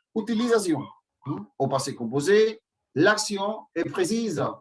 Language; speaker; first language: French; non-native, fluent; Spanish